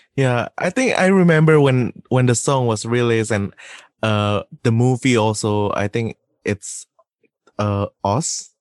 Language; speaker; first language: English; non-native, fluent; Indonesian